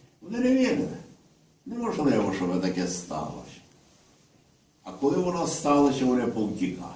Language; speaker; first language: Ukrainian; early bilingual, heritage; Ukrainian